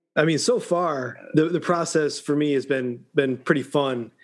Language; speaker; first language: English; native; English